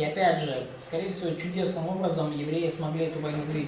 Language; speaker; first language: Russian; native; Russian